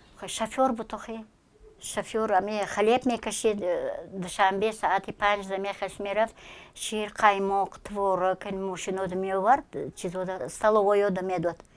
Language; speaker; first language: Tajik; non-native, local second language; Russian